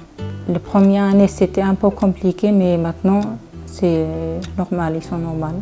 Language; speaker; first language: French; non-native, learner; Kurdish